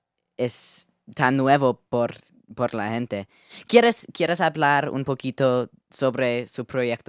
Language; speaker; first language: Spanish; non-native, learner; English